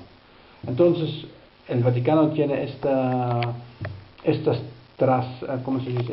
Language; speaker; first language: Spanish; non-native, fluent; Dutch